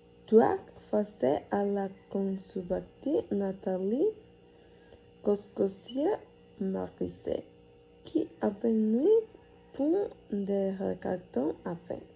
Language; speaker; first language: French; non-native, learner; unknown